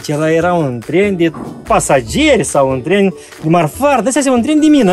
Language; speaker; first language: Romanian; native; Romanian